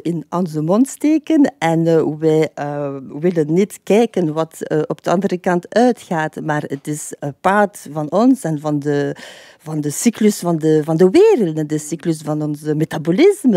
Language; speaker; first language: Dutch; non-native, fluent; French